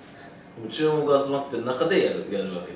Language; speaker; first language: Japanese; native; Japanese